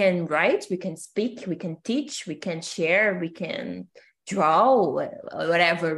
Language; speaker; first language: English; non-native, fluent; Portuguese